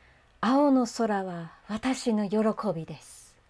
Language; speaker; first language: Japanese; non-native, fluent; English